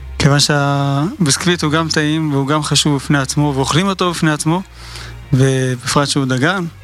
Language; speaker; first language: Hebrew; native; Hebrew